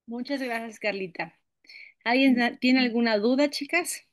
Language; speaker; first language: Spanish; native; Spanish